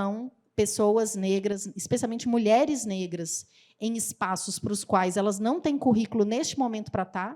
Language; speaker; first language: Portuguese; native; Portuguese